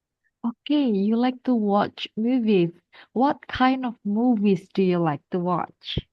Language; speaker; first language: English; non-native, fluent; Indonesian